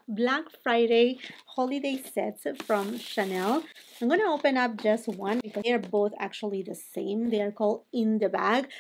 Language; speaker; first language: English; non-native, fluent; Spanish